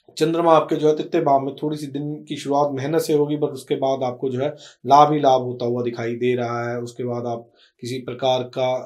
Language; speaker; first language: Hindi; native; Hindi